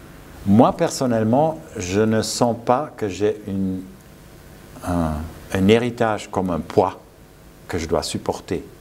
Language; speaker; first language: French; non-native, fluent; German